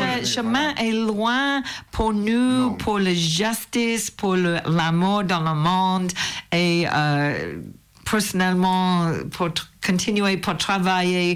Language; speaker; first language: French; non-native, learner; English